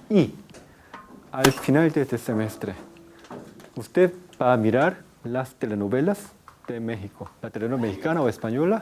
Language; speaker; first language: Spanish; non-native, fluent; Korean